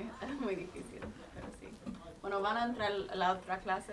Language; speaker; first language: Spanish; non-native, fluent; English